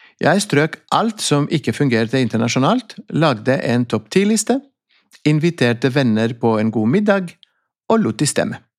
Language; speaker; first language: Norwegian; non-native, fluent; Greek